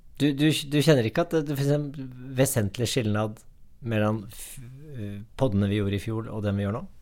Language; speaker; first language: Norwegian; native; Norwegian